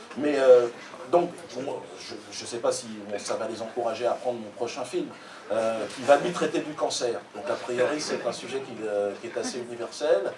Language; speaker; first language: French; native; French